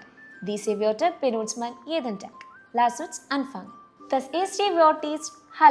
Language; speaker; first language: German; non-native, fluent; Malayalam